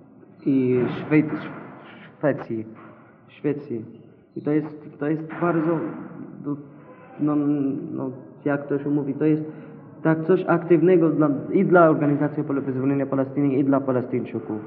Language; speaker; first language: Polish; non-native, learner; Arabic